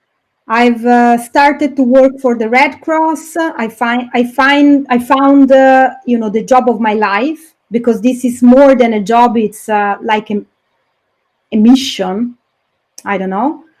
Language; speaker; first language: English; non-native, fluent; Italian